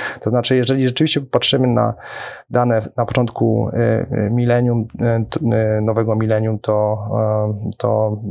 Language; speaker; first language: Polish; native; Polish